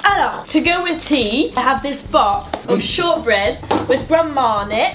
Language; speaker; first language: English; early bilingual, other home language; French